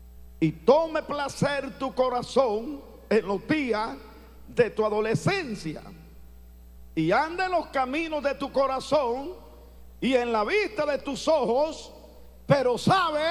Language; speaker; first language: Spanish; native; Spanish